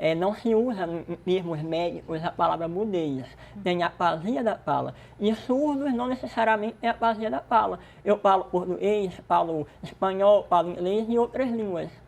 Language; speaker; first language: Portuguese; non-native, local second language; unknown